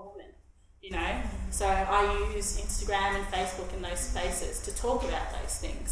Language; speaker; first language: English; native; English